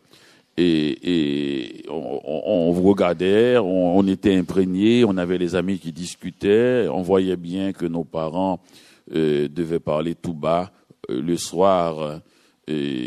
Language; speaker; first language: French; native; French